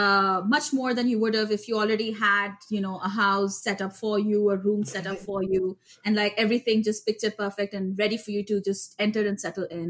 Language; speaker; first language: English; non-native, local second language; Urdu